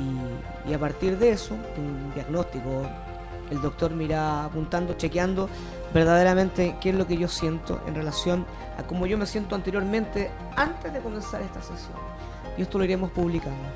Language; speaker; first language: Spanish; native; Spanish